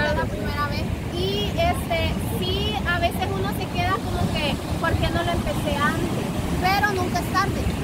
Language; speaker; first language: Spanish; native; Spanish